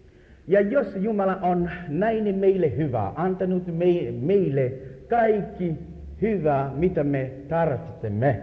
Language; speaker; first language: Finnish; non-native, learner; Swahili